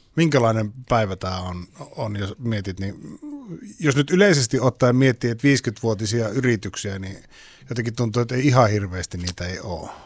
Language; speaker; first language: Finnish; native; Finnish